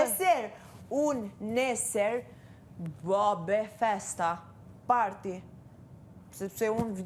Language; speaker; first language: Albanian; early bilingual, heritage; Albanian